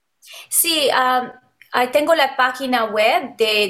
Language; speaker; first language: Spanish; non-native, learner; English